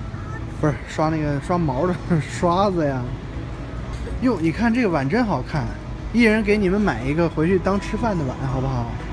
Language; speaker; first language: Chinese; native; Chinese